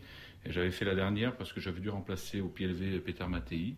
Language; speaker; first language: French; native; French